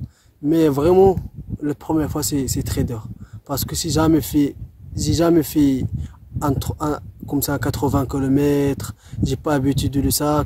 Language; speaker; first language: French; non-native, local second language; Arabic